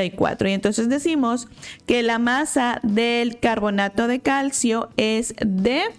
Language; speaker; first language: Spanish; native; Spanish